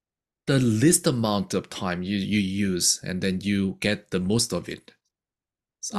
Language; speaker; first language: English; non-native, fluent; Korean